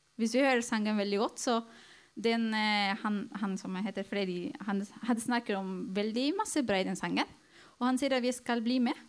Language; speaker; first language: Norwegian; non-native, fluent; Spanish